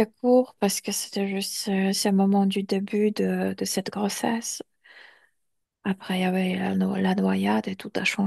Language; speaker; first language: French; non-native, fluent; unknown